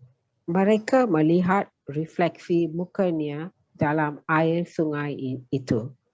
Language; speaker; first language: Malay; non-native, learner; Tamil